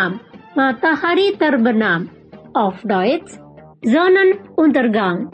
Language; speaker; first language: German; non-native, fluent; Indonesian